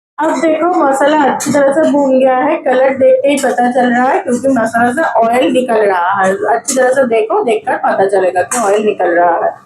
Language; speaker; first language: Hindi; non-native, local second language; Bangla